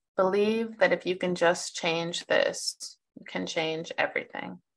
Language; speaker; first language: English; native; English